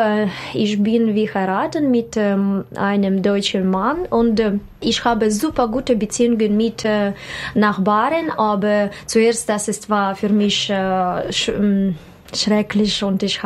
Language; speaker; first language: German; non-native, learner; Russian